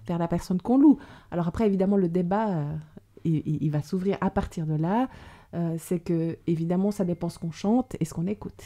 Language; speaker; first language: French; native; French